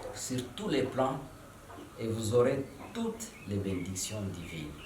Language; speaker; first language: French; non-native, local second language; Swahili